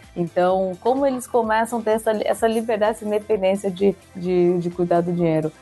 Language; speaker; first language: Portuguese; native; Portuguese